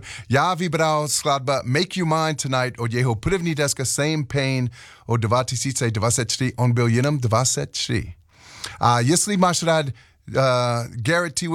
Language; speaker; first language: Czech; non-native, learner; English